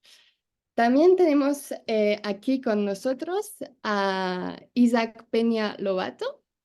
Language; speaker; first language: Spanish; non-native, fluent; French